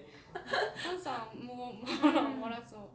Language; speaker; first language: Korean; non-native, learner; Japanese